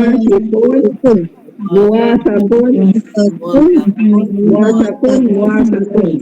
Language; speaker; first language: Arabic; non-native, learner; Malay